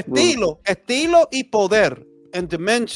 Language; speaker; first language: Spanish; early bilingual, heritage; Spanish